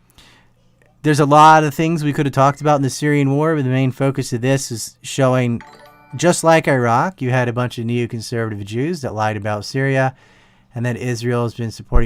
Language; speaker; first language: English; native; English